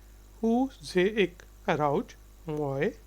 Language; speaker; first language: Dutch; non-native, learner; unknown